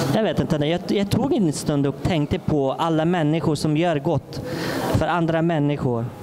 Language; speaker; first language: Swedish; non-native, fluent; Persian